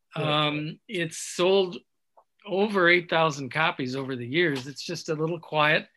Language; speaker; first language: English; native; English